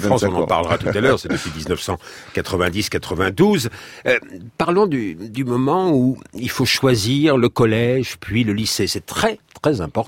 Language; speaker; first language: French; native; French